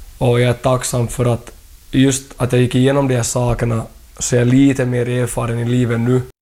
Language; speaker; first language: Swedish; early bilingual, other home language; Thai